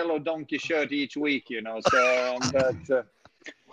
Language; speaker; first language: English; non-native, fluent; Swedish